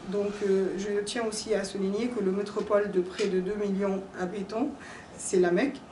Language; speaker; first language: French; non-native, fluent; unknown